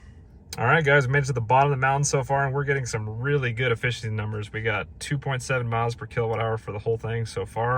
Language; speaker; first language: English; native; English